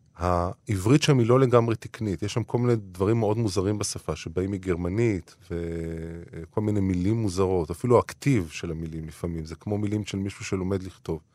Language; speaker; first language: Hebrew; native; Hebrew